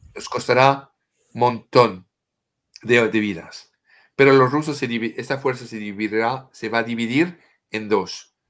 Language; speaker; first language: Spanish; non-native, fluent; French